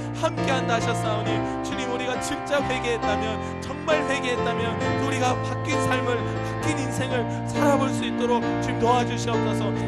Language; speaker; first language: Korean; native; Korean